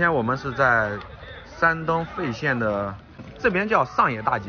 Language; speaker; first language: Chinese; native; Chinese